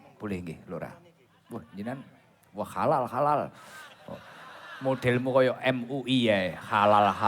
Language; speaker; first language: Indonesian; non-native, local second language; Javanese